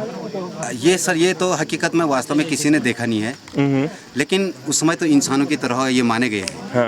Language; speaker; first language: Hindi; native; Hindi